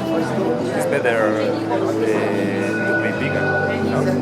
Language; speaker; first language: English; non-native, learner; Spanish